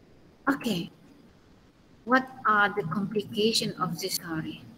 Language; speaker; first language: English; non-native, learner; Indonesian